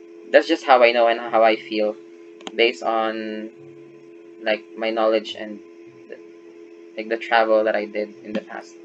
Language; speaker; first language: English; non-native, local second language; Filipino